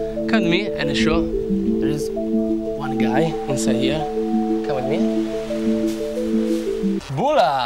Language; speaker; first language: English; non-native, learner; Italian